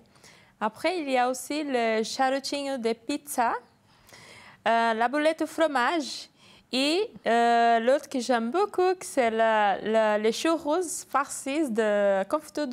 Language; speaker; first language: French; non-native, learner; Portuguese